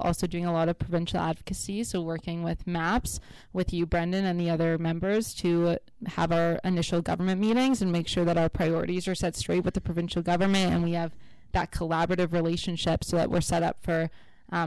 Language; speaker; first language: English; non-native, fluent; Hebrew